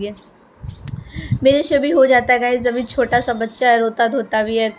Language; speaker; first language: Hindi; non-native, local second language; Bhojpuri